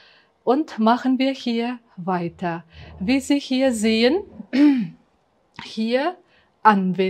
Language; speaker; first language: German; non-native, fluent; Uzbek